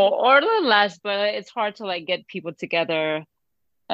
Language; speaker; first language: English; non-native, fluent; French